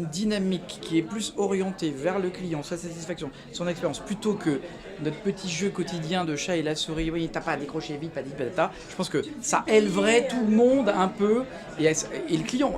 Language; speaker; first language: French; native; French